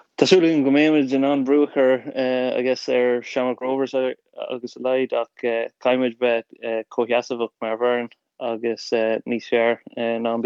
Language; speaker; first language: Irish; non-native, local second language; English